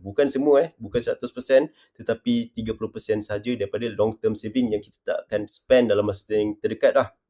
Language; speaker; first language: Malay; native; Malay